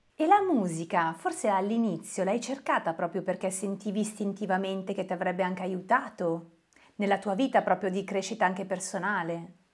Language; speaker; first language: Italian; native; Italian